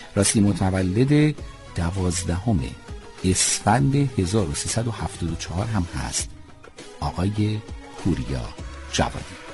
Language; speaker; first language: Persian; native; Persian